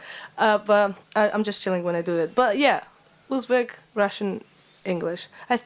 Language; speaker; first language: English; non-native, fluent; Uzbek